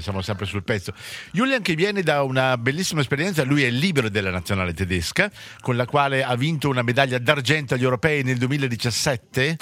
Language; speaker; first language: Italian; native; Italian